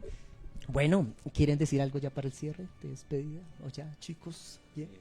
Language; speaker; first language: Spanish; native; Spanish